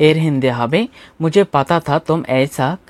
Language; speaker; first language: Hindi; non-native, fluent; Bangla